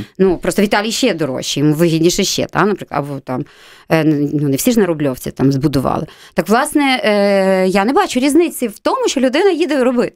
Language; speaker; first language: Ukrainian; non-native, local second language; Russian